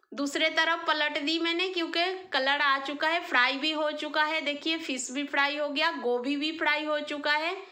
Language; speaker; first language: Hindi; non-native, local second language; Bangla